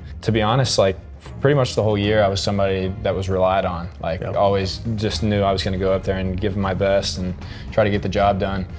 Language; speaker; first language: English; native; English